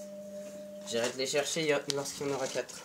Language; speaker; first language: French; native; French